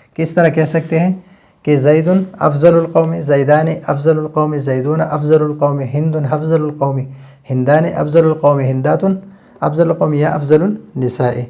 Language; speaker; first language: Urdu; non-native, local second language; Pashto